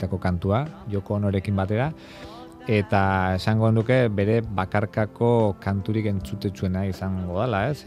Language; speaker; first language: Basque; native; Basque